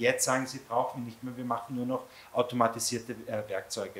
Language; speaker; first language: German; native; German